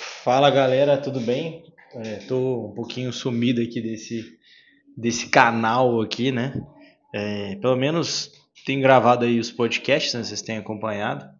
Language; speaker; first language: Portuguese; native; Portuguese